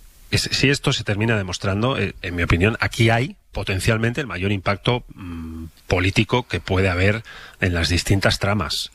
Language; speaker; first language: Spanish; native; Spanish